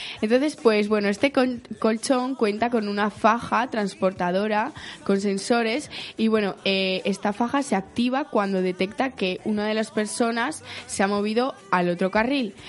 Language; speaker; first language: Spanish; native; Spanish